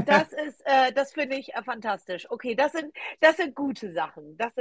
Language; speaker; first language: German; native; German